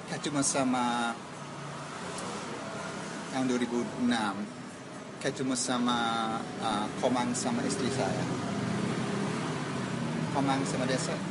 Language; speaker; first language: Indonesian; non-native, learner; English